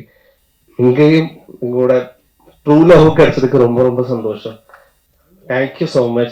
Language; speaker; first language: Tamil; non-native, learner; Malayalam